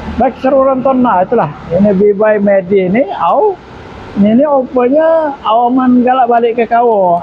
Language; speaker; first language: Malay; native; Malay